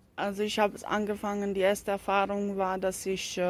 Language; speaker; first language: German; non-native, fluent; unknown